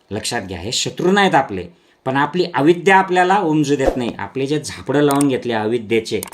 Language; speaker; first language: Marathi; non-native, local second language; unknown